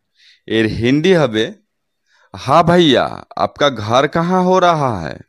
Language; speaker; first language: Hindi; non-native, fluent; Bangla